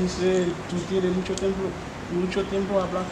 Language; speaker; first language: Spanish; non-native, learner; Haitian Creole